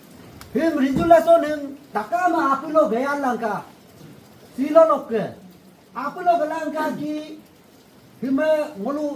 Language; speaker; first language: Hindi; non-native, local second language; Adi